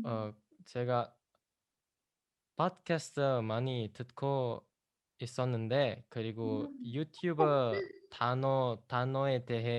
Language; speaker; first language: Korean; non-native, learner; Indonesian